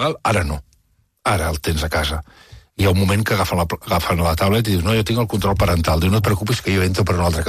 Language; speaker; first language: Catalan; native; Catalan